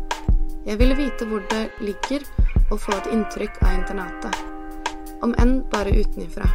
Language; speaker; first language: Norwegian; native; Norwegian